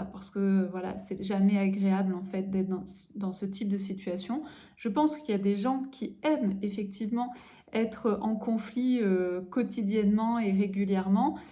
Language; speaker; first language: French; native; French